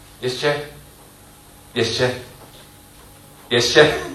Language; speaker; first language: Czech; non-native, learner; English